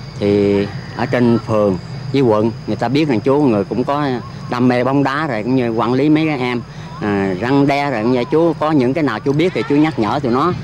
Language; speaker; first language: Vietnamese; non-native, local second language; Eastern Cham